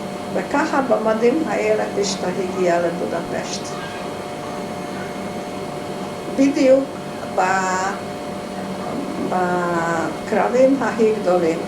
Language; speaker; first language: Hebrew; non-native, fluent; Hungarian